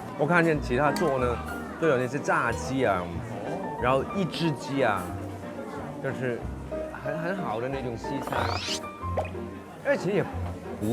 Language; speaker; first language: Chinese; non-native, local second language; Cantonese